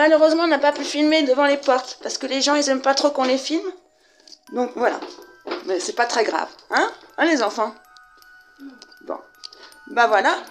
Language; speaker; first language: French; native; French